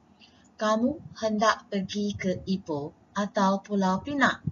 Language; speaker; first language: Indonesian; non-native, local second language; Chinese